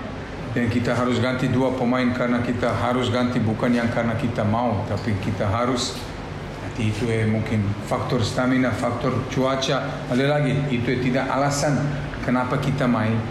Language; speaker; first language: Indonesian; non-native, learner; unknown